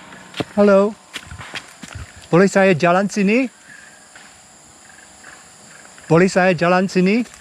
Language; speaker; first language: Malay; non-native, learner; English